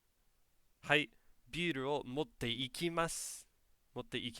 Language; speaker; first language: Japanese; non-native, fluent; English